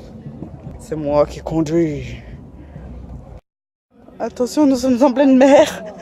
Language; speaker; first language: French; native; French